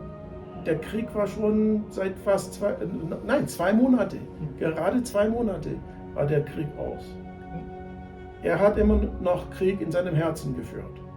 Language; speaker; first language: German; non-native, fluent; English